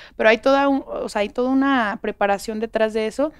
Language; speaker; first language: Spanish; native; Spanish